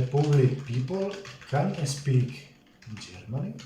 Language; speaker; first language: English; non-native, learner; Spanish